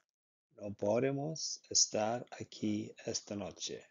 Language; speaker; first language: Spanish; non-native, learner; Icelandic